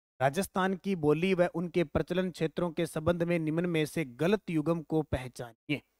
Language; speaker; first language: Hindi; native; Hindi